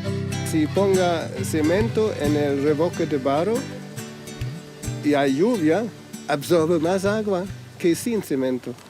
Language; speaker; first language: Spanish; non-native, fluent; German